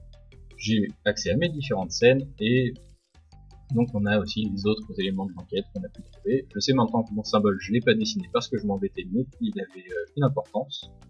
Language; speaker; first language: French; native; French